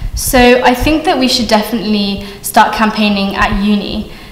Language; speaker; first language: English; native; English